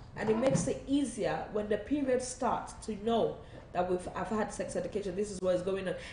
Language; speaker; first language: English; non-native, local second language; Yoruba